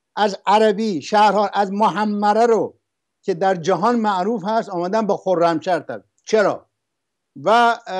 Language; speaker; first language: Persian; non-native, local second language; Arabic